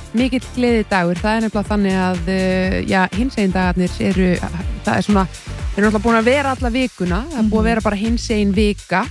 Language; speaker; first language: Icelandic; native; Icelandic